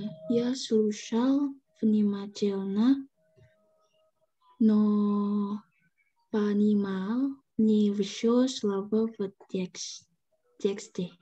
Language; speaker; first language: Russian; non-native, learner; Indonesian